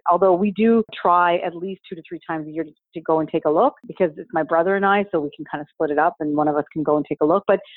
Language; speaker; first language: English; native; English